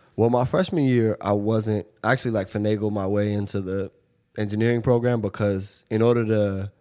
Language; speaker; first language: English; native; English